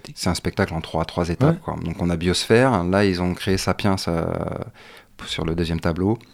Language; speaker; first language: French; native; French